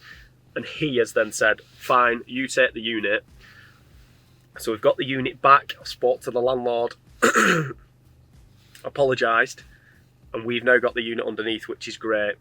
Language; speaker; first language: English; native; English